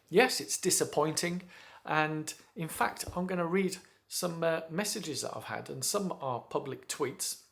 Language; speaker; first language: English; native; English